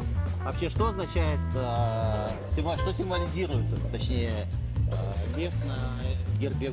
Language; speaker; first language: Russian; native; Russian